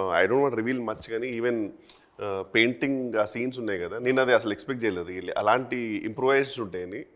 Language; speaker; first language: Telugu; native; Telugu